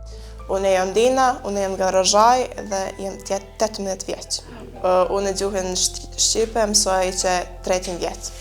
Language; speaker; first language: Albanian; non-native, learner; Bosnian